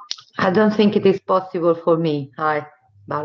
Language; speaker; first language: English; non-native, fluent; Italian